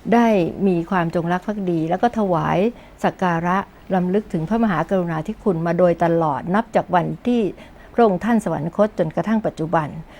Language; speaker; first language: Thai; native; Thai